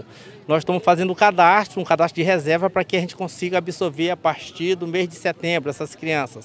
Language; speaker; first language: Portuguese; native; Portuguese